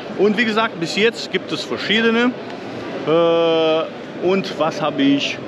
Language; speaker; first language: German; non-native, fluent; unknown